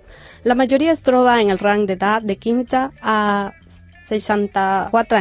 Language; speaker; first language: Catalan; non-native, learner; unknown